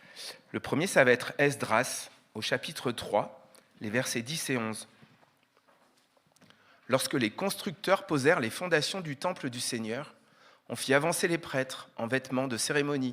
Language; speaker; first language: French; native; French